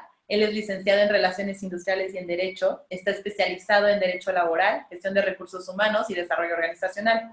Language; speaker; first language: Spanish; native; Spanish